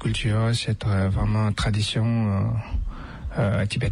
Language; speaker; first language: French; non-native, fluent; Tibetan